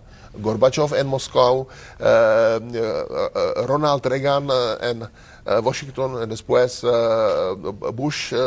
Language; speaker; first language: Spanish; non-native, learner; Czech